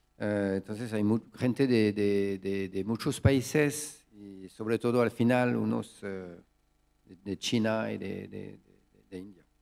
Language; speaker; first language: Spanish; non-native, fluent; French